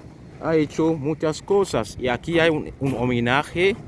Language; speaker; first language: Spanish; non-native, fluent; French